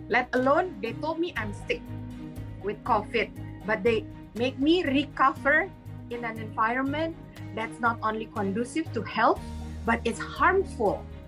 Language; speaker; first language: English; non-native, fluent; Indonesian